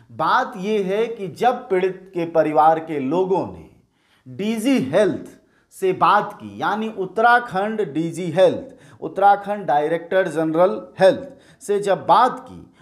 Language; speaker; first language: Hindi; native; Hindi